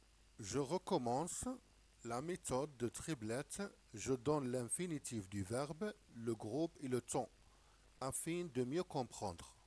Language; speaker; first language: French; non-native, local second language; Arabic